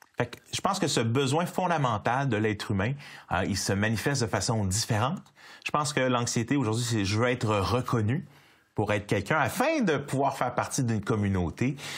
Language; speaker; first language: French; native; French